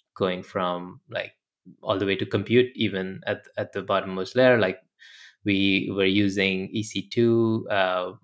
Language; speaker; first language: English; non-native, local second language; Hindi